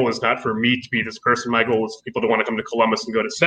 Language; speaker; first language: English; native; English